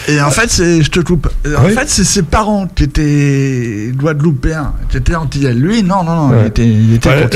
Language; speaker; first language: French; native; French